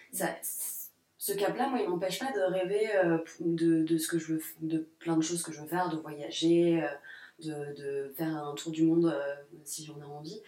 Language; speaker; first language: French; native; French